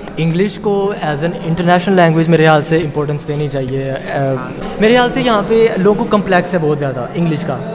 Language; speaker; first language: Hindi; non-native, local second language; Punjabi